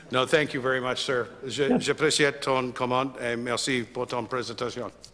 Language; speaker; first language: French; non-native, learner; English